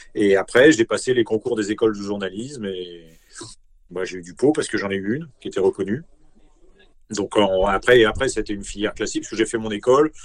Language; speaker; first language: French; native; French